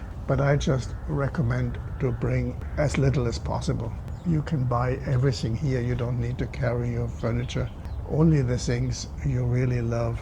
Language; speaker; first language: English; non-native, fluent; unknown